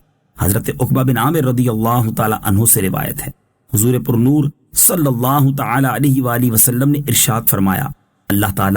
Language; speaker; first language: Urdu; native; Urdu